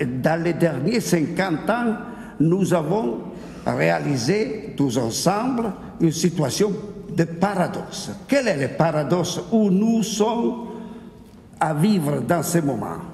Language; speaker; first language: French; non-native, fluent; Italian